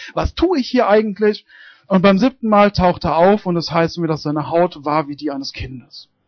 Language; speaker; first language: German; native; German